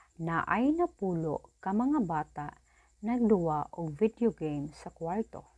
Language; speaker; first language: Cebuano; native; Cebuano